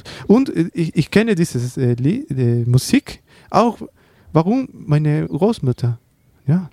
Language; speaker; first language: German; non-native, learner; Spanish